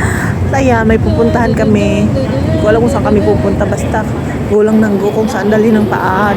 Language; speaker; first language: Filipino; native; Filipino